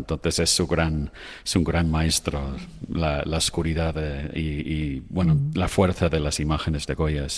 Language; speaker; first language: Spanish; non-native, fluent; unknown